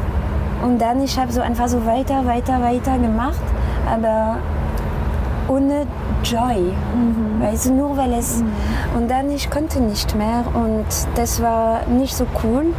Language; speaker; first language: German; non-native, fluent; French